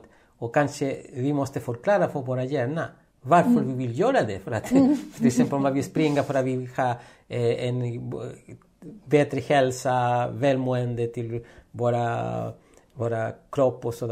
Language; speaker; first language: Swedish; non-native, fluent; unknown